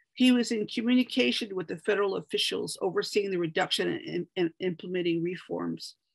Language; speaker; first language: English; native; English